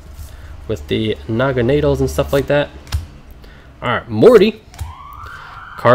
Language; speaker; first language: English; native; English